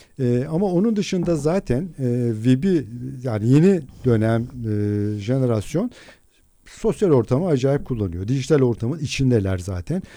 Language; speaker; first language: Turkish; non-native, local second language; Adyghe